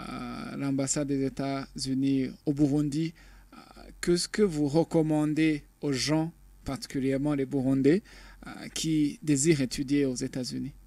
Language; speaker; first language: French; non-native, local second language; Rundi